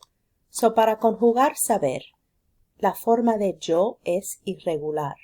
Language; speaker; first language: Spanish; non-native, fluent; English